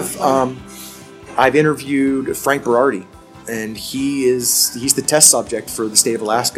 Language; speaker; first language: English; native; English